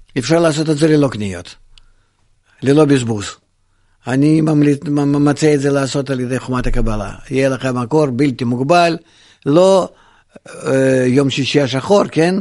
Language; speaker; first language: Hebrew; non-native, fluent; Russian